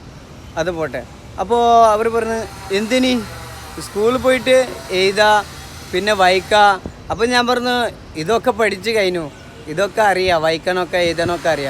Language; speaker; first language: Malayalam; non-native, local second language; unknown